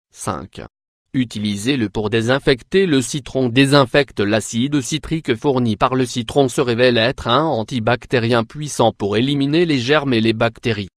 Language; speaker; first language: French; native; French